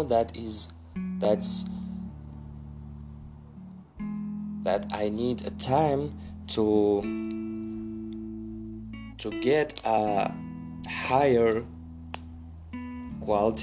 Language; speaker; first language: English; non-native, learner; Russian